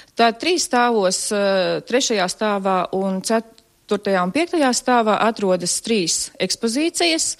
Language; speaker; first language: Latvian; native; Latvian